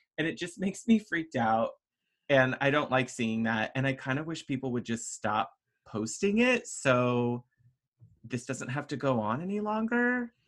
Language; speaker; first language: English; native; English